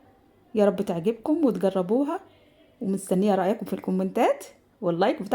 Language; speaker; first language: Arabic; native; Arabic